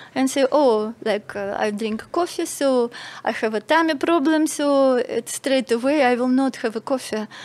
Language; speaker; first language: English; non-native, fluent; Russian